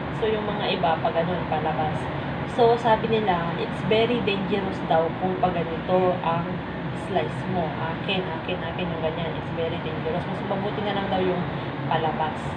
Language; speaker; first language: Filipino; non-native, local second language; Iloko